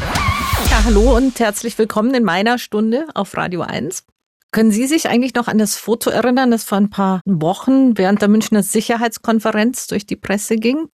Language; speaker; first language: German; native; German